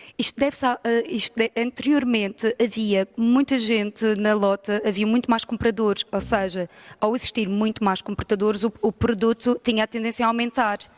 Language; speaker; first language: Portuguese; native; Portuguese